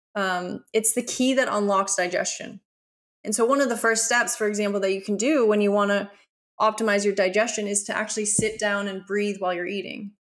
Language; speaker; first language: English; native; English